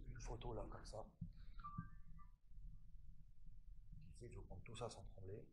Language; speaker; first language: French; native; French